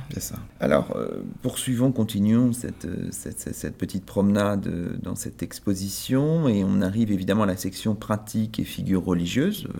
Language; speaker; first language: French; native; French